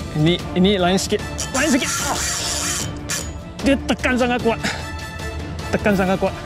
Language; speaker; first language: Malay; non-native, local second language; Chinese